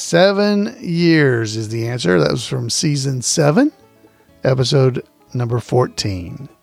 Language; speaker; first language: English; native; English